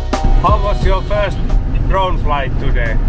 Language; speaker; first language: English; non-native, learner; Finnish